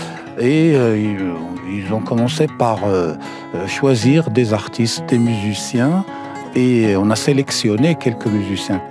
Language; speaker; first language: French; non-native, local second language; Arabic